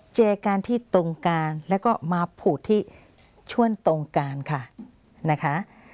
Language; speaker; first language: Thai; non-native, fluent; Burmese